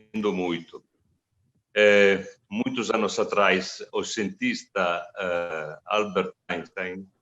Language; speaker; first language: Portuguese; non-native, fluent; Italian